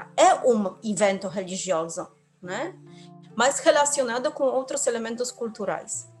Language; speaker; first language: Portuguese; non-native, fluent; Polish